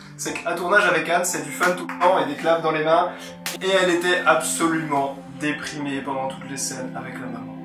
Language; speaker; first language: French; native; French